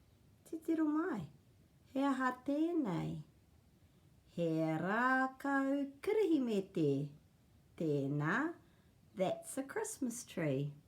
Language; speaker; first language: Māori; non-native, learner; English